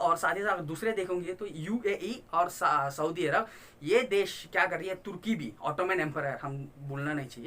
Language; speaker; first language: Hindi; non-native, local second language; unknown